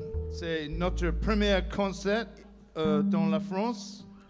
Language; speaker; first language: French; non-native, learner; English